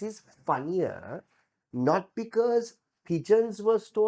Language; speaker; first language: English; non-native, local second language; Sinhala